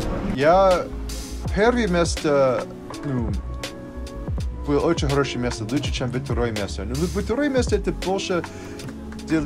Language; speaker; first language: Russian; non-native, learner; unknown